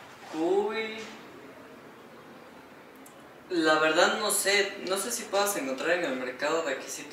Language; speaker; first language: Spanish; native; Spanish